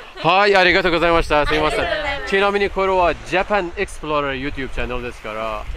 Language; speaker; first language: Japanese; non-native, learner; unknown